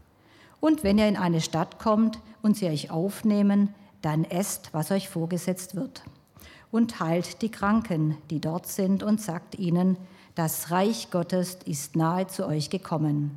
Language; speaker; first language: German; native; German